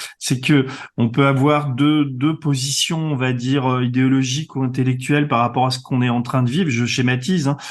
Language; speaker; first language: French; native; French